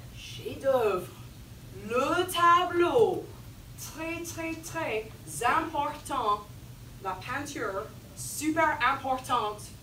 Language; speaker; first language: French; non-native, fluent; English